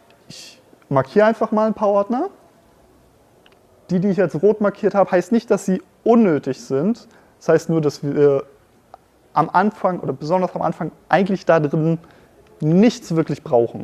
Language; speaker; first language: German; native; German